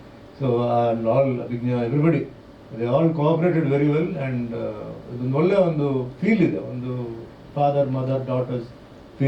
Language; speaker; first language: Kannada; non-native, local second language; Tulu